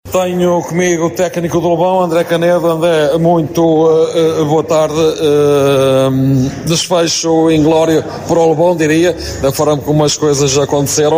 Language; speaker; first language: Portuguese; native; Portuguese